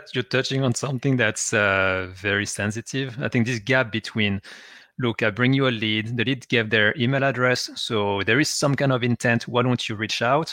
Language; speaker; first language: English; non-native, fluent; French